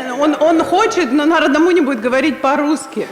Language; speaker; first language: Russian; native; Russian